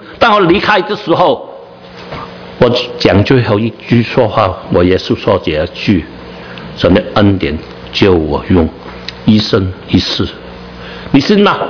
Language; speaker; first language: Chinese; non-native, learner; Cantonese